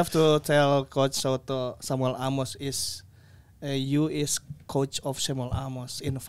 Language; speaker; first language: English; non-native, learner; Indonesian